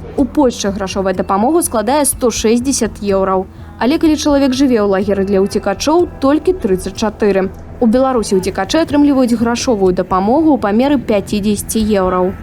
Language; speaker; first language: Belarusian; native; Belarusian